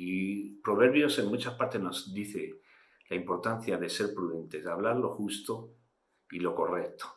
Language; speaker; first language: Spanish; native; Spanish